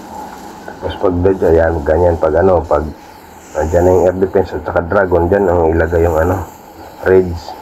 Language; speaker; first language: Filipino; native; Filipino